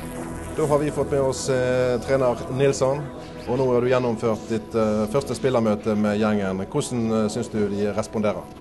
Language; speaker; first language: Norwegian; native; Norwegian